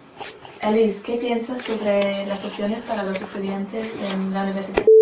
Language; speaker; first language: Spanish; non-native, learner; English